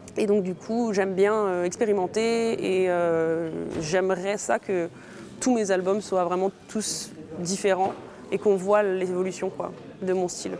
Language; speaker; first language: French; native; French